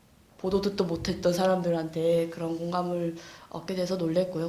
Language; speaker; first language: Korean; native; Korean